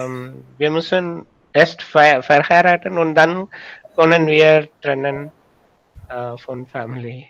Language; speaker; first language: German; non-native, learner; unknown